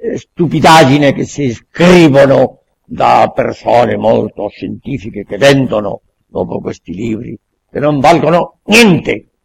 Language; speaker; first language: Italian; non-native, fluent; Spanish